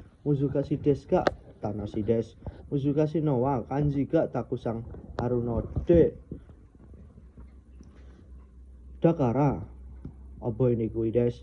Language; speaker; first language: Japanese; non-native, learner; Indonesian